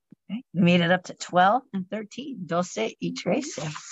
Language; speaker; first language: English; native; English